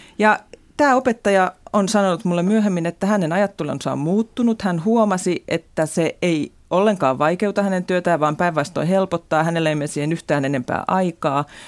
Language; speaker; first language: Finnish; native; Finnish